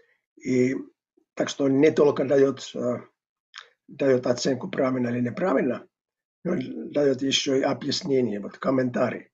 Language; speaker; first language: Russian; non-native, fluent; Finnish